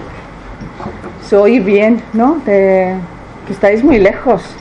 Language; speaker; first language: Spanish; non-native, fluent; Icelandic